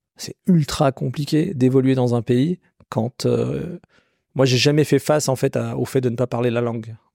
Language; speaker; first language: French; native; French